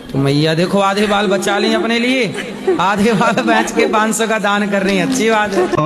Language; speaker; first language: Hindi; native; Hindi